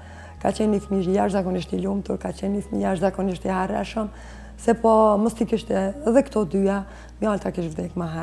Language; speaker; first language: Albanian; native; Albanian